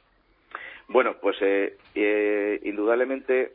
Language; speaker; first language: Spanish; native; Spanish